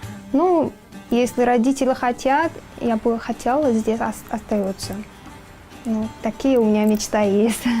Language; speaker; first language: Russian; non-native, learner; Turkmen